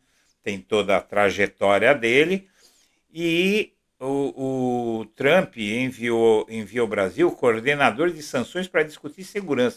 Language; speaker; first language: Portuguese; native; Portuguese